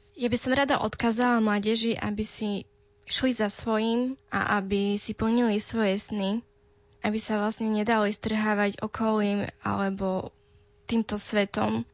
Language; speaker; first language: Slovak; non-native, local second language; Romany